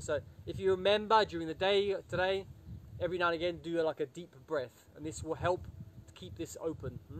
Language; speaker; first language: English; native; English